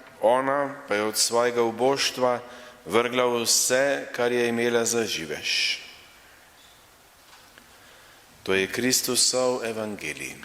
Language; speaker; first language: Slovenian; native; Slovenian